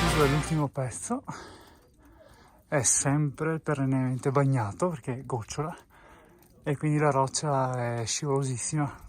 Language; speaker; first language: Italian; native; Italian